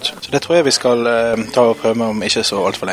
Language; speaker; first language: Norwegian; native; Norwegian